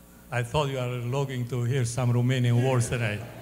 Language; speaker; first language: English; non-native, fluent; Romanian